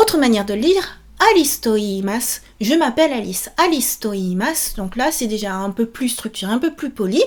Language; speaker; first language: French; native; French